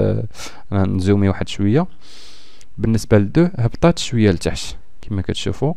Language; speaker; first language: Arabic; native; Arabic